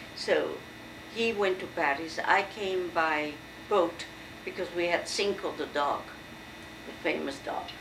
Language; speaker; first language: English; non-native, fluent; French